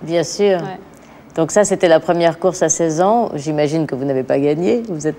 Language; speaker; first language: French; native; French